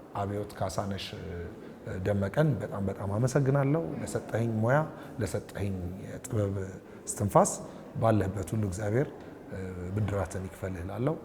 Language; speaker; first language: Amharic; native; Amharic